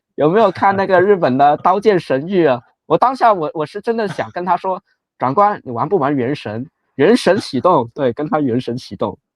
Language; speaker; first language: Chinese; non-native, local second language; Cantonese